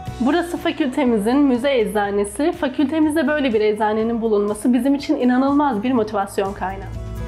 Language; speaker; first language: Turkish; native; Turkish